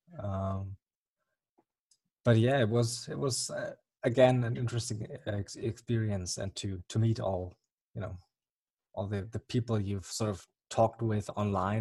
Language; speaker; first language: English; non-native, fluent; German